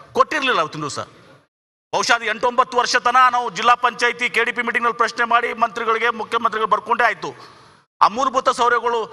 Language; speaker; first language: Kannada; native; Kannada